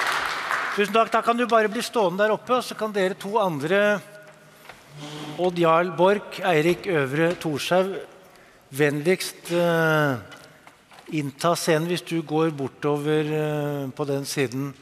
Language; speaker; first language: Norwegian; native; Norwegian